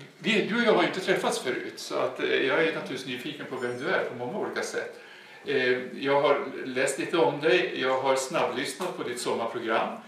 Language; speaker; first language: Swedish; native; Swedish